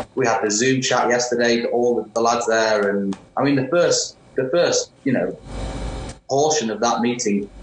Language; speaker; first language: English; native; English